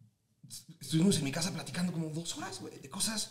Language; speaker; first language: Spanish; native; Spanish